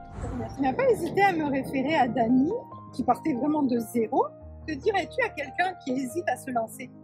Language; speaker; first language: French; native; French